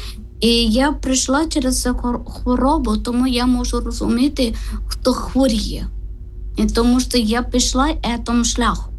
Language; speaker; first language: Ukrainian; non-native, learner; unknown